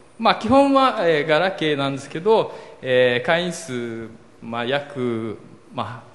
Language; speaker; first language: Japanese; early bilingual, heritage; Portuguese